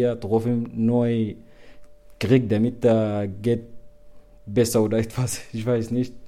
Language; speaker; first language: German; non-native, learner; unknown